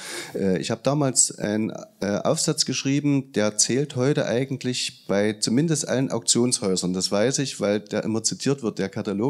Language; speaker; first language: German; native; German